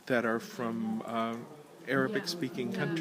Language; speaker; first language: English; native; English